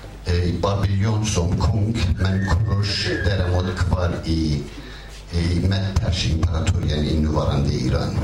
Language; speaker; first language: Swedish; non-native, fluent; Kurdish